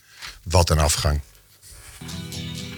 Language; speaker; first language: Dutch; native; Dutch